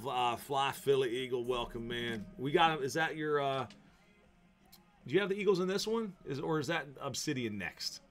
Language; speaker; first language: English; native; English